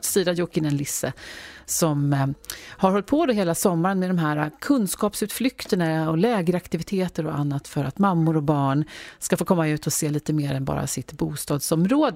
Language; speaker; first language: Swedish; native; Swedish